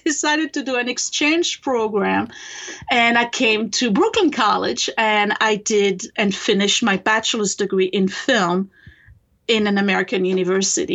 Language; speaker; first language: English; non-native, fluent; French